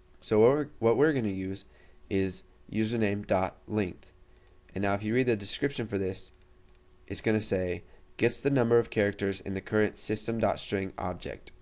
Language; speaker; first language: English; native; English